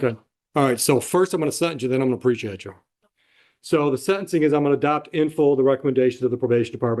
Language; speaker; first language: English; native; English